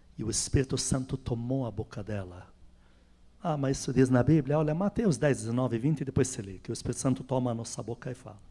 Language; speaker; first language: Portuguese; non-native, fluent; Arabic